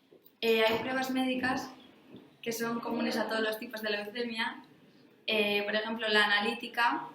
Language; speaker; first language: Spanish; native; Spanish